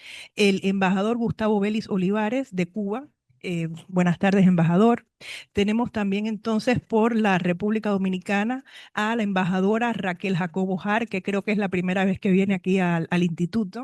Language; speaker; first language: Spanish; native; Spanish